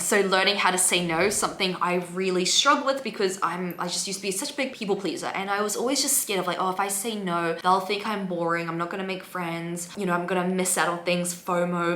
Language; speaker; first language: English; native; English